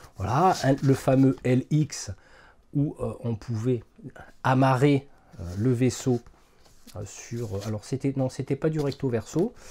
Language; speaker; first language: French; native; French